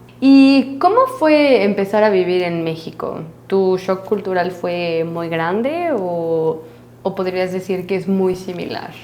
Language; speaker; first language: Spanish; native; Spanish